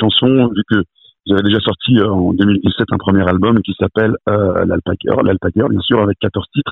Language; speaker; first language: French; native; French